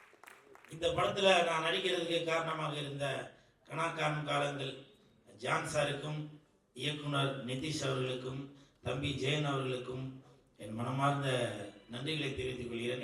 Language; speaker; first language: Tamil; native; Tamil